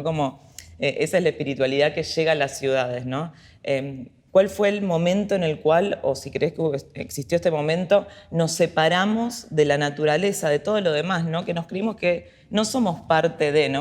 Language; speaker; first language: Spanish; native; Spanish